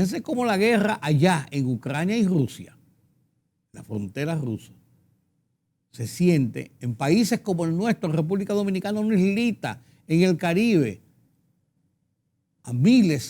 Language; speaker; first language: Spanish; native; Spanish